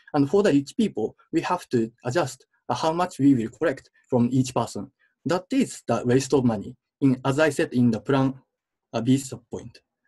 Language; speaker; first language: English; non-native, fluent; Japanese